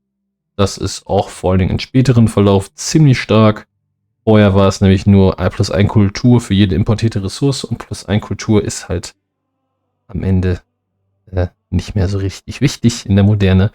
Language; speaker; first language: German; native; German